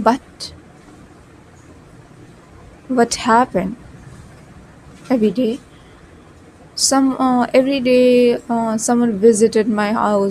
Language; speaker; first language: English; non-native, learner; Bhojpuri